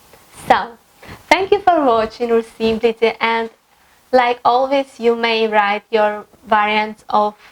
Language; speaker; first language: English; non-native, fluent; Russian